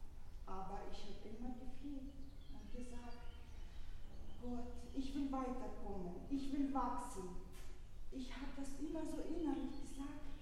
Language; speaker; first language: German; early bilingual, other home language; Russian